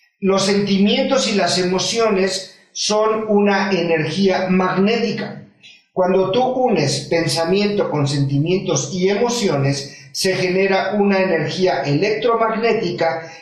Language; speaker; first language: Spanish; native; Spanish